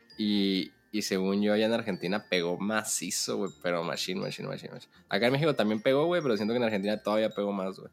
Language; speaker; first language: Spanish; native; Spanish